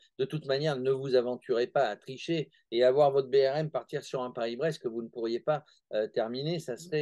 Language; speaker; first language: French; native; French